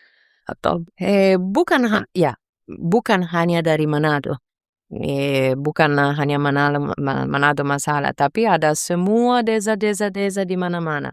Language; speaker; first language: Indonesian; non-native, fluent; Italian